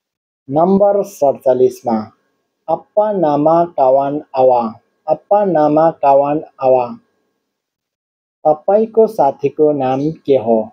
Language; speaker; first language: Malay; non-native, learner; Nepali